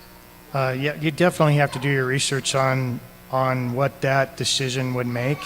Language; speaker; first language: English; native; English